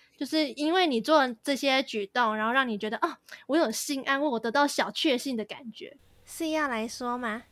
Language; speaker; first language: Chinese; native; Chinese